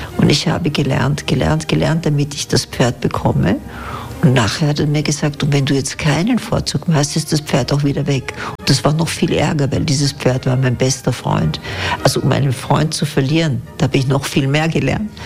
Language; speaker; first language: German; native; German